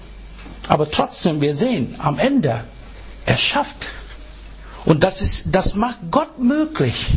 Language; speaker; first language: German; non-native, fluent; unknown